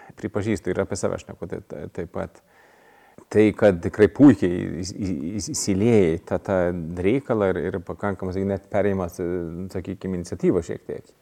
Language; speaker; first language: Lithuanian; non-native, fluent; Swedish